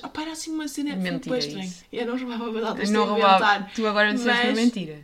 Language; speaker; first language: Portuguese; native; Portuguese